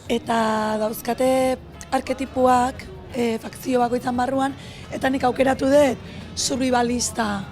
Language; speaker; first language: Basque; non-native, fluent; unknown